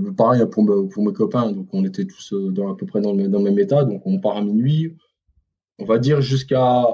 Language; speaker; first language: French; native; French